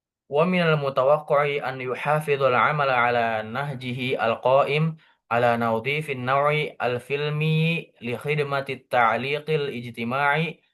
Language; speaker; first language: Arabic; non-native, learner; Indonesian